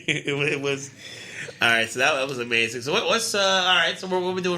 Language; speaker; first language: English; native; English